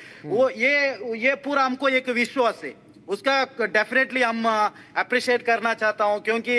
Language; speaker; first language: Hindi; non-native, local second language; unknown